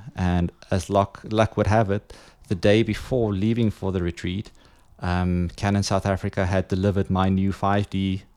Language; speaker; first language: English; non-native, local second language; Afrikaans